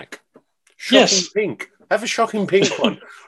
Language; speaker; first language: English; native; English